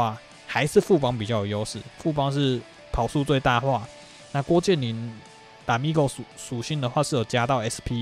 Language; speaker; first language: Chinese; native; Chinese